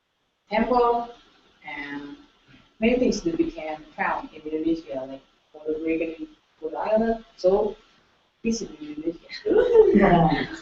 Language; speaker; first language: English; non-native, learner; Indonesian